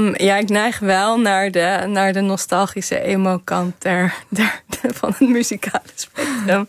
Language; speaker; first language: Dutch; early bilingual, other home language; Kazakh